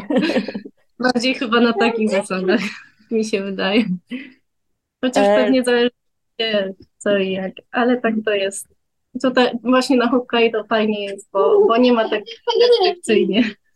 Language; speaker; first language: Polish; early bilingual, heritage; Polish